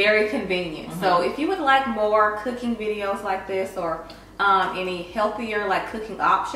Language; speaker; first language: English; native; English